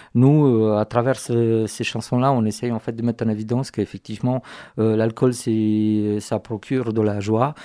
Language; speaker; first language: French; non-native, fluent; Romanian